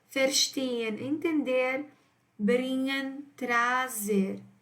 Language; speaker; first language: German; non-native, fluent; Portuguese